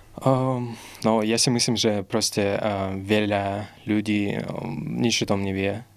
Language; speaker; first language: Slovak; non-native, fluent; Russian